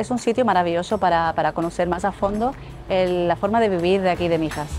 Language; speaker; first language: Spanish; native; Spanish